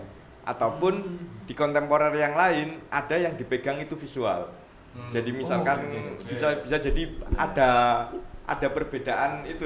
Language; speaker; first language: Indonesian; non-native, local second language; Javanese